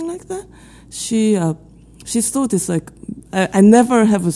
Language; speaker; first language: English; non-native, fluent; Korean